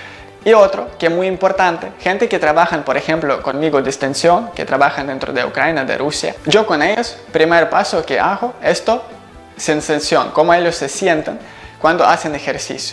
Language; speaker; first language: Spanish; non-native, learner; Ukrainian